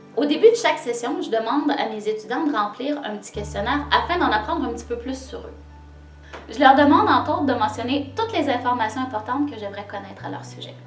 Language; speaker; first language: French; native; French